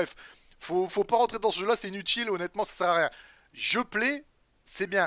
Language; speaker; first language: French; native; French